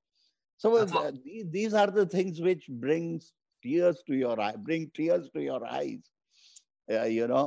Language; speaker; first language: English; non-native, local second language; Hindi